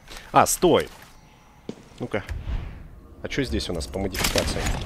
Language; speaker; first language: Russian; native; Russian